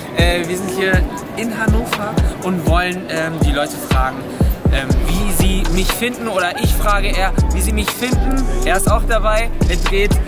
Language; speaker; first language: German; early bilingual, other home language; Turkish